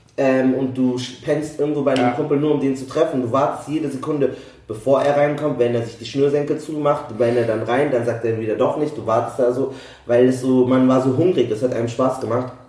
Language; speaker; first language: German; native; German